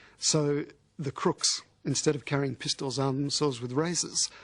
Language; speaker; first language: English; native; English